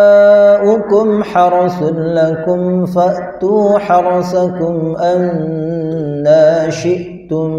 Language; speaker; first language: Arabic; non-native, fluent; Indonesian